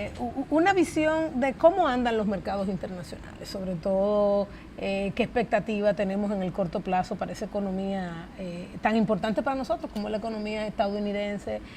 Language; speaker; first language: Spanish; native; Spanish